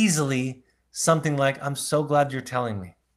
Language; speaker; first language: English; native; English